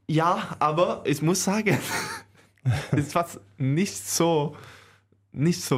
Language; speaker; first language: German; non-native, learner; Swedish